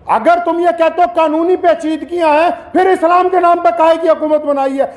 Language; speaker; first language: Hindi; native; Hindi